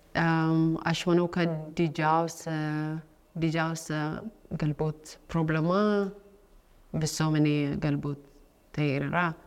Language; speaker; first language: Lithuanian; non-native, fluent; Amharic